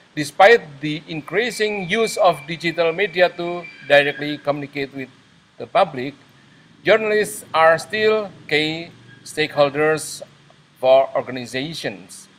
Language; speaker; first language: English; non-native, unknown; Indonesian